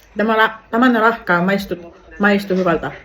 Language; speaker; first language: Finnish; non-native, learner; Filipino